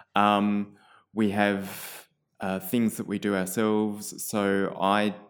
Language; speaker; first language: English; native; English